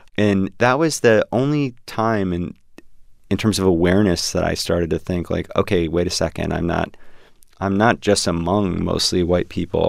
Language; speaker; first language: English; native; English